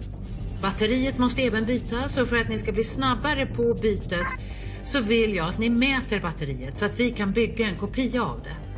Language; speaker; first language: Swedish; native; Swedish